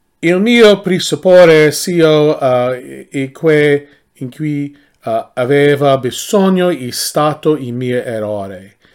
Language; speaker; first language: Italian; non-native, learner; English